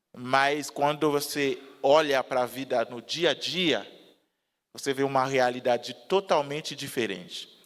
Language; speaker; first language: Portuguese; non-native, fluent; Haitian Creole